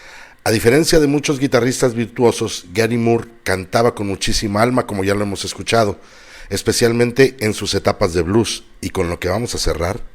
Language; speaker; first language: Spanish; native; Spanish